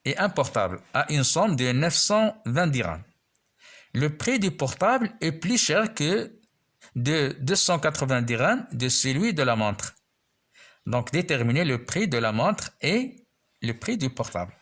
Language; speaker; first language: French; non-native, local second language; Arabic